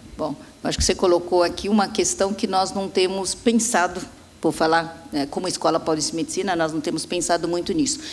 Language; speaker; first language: Portuguese; native; Portuguese